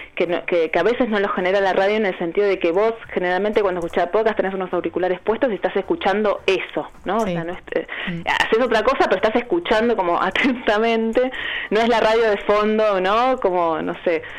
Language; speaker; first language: Spanish; native; Spanish